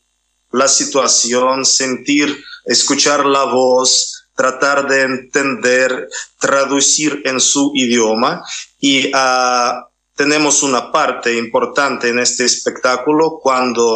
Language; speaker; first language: Spanish; non-native, fluent; Russian